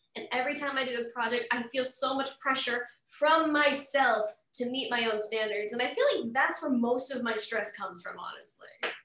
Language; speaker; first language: English; native; English